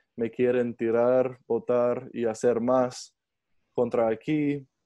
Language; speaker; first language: Spanish; non-native, learner; English